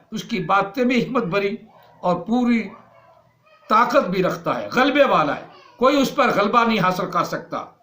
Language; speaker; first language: Urdu; non-native, local second language; Punjabi